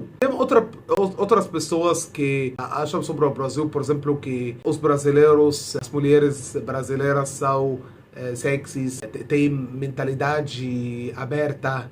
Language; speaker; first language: Portuguese; non-native, fluent; Arabic